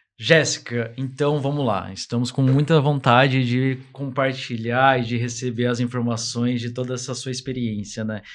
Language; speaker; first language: Portuguese; native; Portuguese